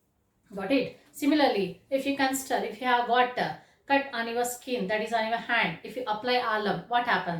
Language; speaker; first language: English; non-native, local second language; Kannada